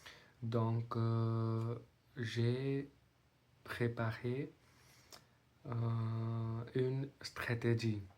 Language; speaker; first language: French; non-native, learner; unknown